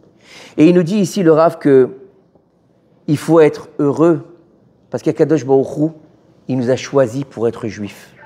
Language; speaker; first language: French; native; French